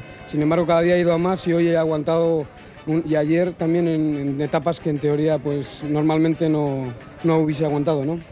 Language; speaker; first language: Spanish; native; Spanish